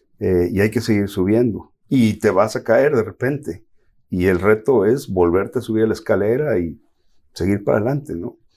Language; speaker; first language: Spanish; native; Spanish